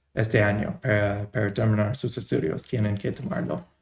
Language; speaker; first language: Spanish; non-native, fluent; English